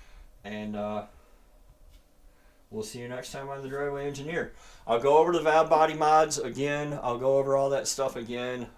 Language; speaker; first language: English; native; English